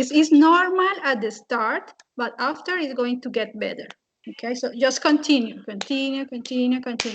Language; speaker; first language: English; non-native, fluent; Spanish